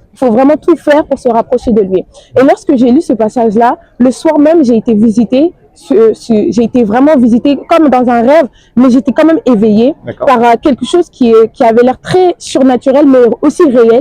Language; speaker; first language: French; native; French